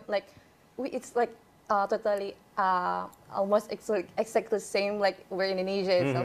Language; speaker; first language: English; non-native, fluent; Indonesian